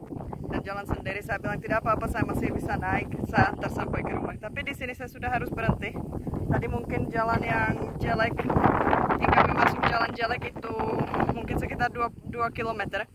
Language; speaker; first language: Indonesian; non-native, fluent; Czech